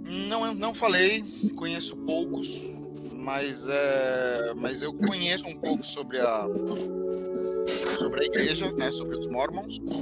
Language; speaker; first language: Portuguese; early bilingual, other home language; Spanish